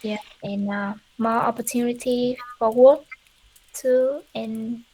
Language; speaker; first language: English; non-native, learner; Vietnamese